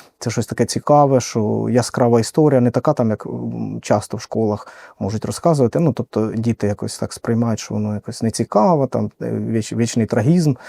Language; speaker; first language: Ukrainian; native; Ukrainian